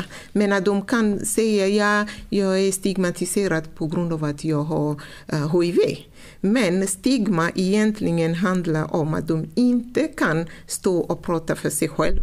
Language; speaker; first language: Swedish; non-native, fluent; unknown